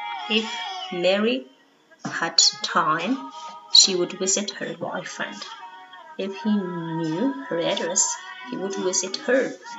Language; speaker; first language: English; non-native, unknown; Mongolian